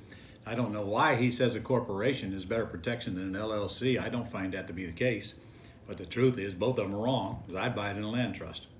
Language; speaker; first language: English; native; English